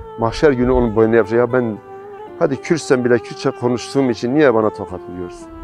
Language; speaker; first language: Turkish; non-native, local second language; Zaza